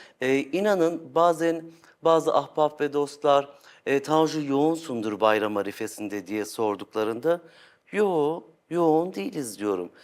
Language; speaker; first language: Turkish; native; Turkish